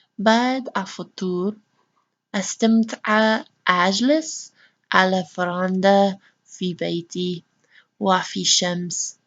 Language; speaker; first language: Arabic; non-native, learner; English